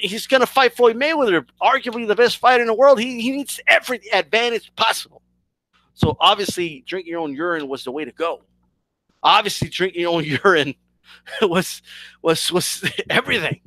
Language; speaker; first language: English; early bilingual, other home language; Spanish